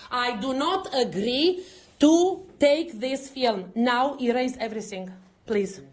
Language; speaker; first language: English; non-native, learner; Romanian